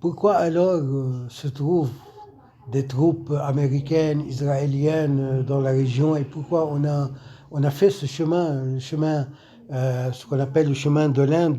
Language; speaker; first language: French; non-native, local second language; Arabic